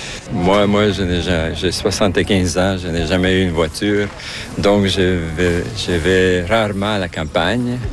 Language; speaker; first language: French; native; French